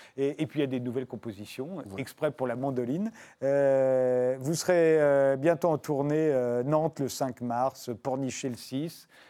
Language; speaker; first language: French; native; French